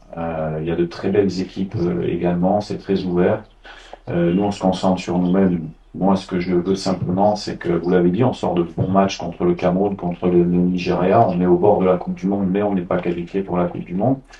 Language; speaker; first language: French; non-native, fluent; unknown